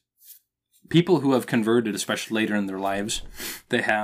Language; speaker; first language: English; native; English